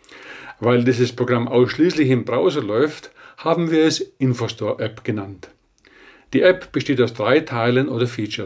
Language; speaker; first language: German; native; German